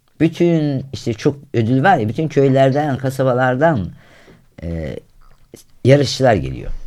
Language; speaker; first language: Turkish; native; Turkish